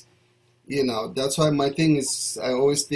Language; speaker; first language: English; non-native, local second language; Zulu